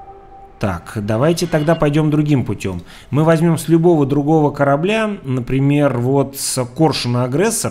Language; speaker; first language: Russian; native; Russian